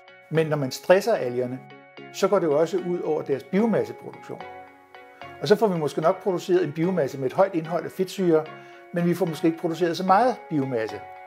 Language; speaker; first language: Danish; native; Danish